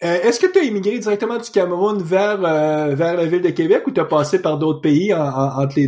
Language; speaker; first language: French; native; French